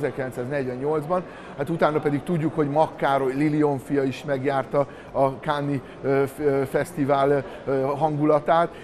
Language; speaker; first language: Hungarian; native; Hungarian